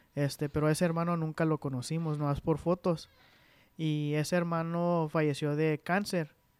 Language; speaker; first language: Spanish; early bilingual, heritage; Spanish